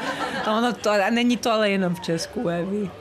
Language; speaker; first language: Czech; early bilingual, heritage; Czech